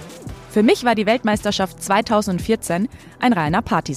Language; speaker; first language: German; native; German